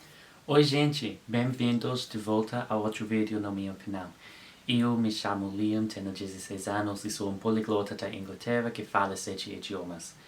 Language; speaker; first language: Portuguese; non-native, learner; English